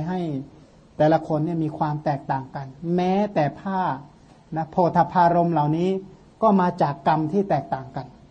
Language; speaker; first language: Thai; non-native, local second language; Khmer